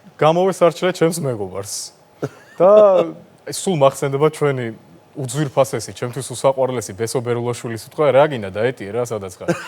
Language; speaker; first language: Georgian; non-native, local second language; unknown